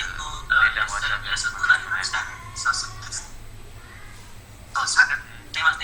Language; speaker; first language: Japanese; non-native, learner; Indonesian